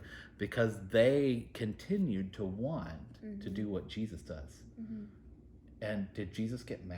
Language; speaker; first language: English; native; English